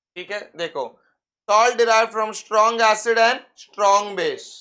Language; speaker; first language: Hindi; non-native, local second language; Marathi